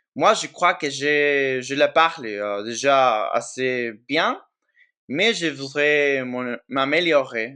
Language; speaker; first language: French; non-native, fluent; Spanish